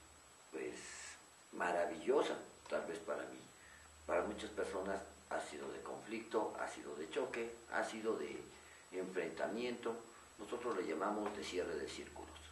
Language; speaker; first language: Spanish; native; Spanish